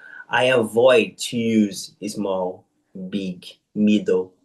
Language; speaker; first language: English; non-native, fluent; Portuguese